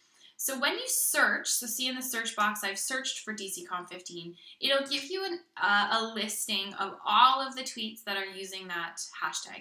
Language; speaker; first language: English; native; English